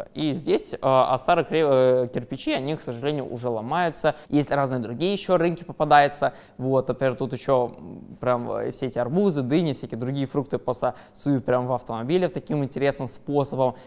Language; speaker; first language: Russian; native; Russian